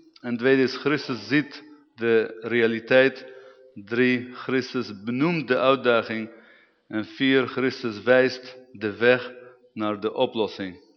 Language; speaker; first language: Dutch; non-native, fluent; Arabic